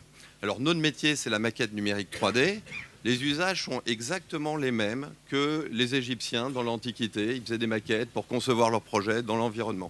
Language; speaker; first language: French; native; French